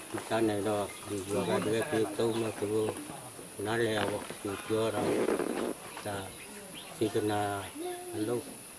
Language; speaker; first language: Burmese; non-native, local second language; Western Kayah